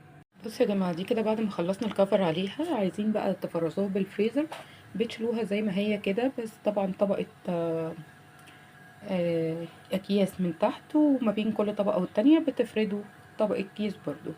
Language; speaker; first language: Arabic; native; Arabic